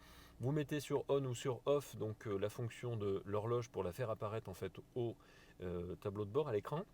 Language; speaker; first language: French; native; French